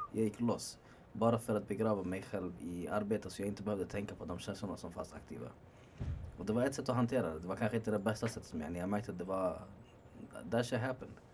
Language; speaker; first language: Swedish; early bilingual, other home language; Arabic